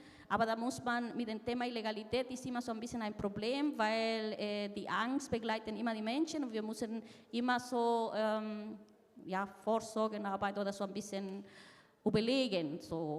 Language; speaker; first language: German; non-native, fluent; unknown